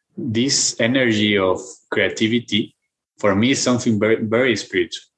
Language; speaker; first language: English; non-native, fluent; Spanish